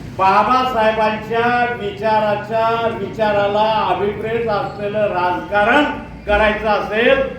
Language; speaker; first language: Marathi; native; Marathi